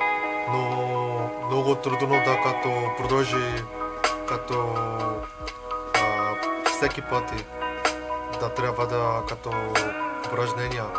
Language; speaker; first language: Bulgarian; non-native, learner; Korean